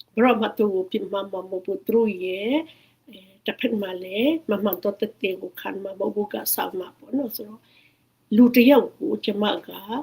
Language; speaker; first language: Burmese; non-native, local second language; Hakha Chin